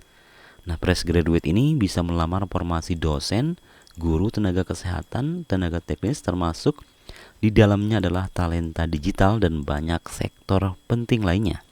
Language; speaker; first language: Indonesian; native; Indonesian